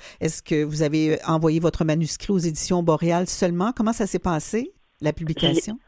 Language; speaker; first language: French; native; French